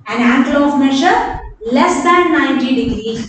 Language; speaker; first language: English; non-native, local second language; Malayalam